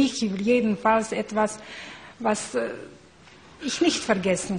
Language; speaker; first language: German; non-native, learner; Hungarian